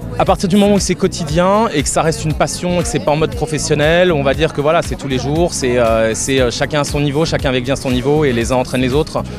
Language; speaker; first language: French; native; French